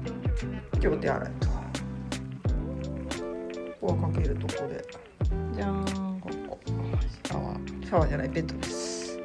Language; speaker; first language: Japanese; native; Japanese